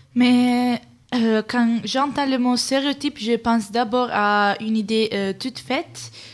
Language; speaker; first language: French; non-native, fluent; Italian